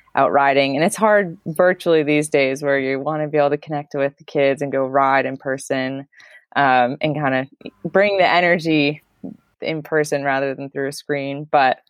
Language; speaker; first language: English; native; English